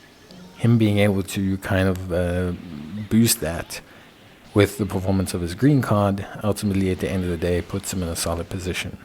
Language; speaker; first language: English; native; English